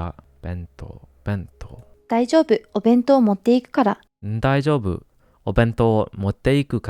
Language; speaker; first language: Japanese; non-native, learner; English